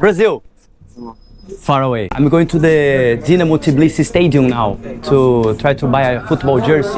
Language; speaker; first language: English; non-native, fluent; Portuguese